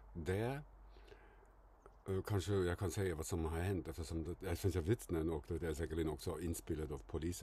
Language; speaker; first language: Swedish; non-native, fluent; German